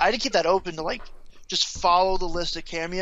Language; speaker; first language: English; native; English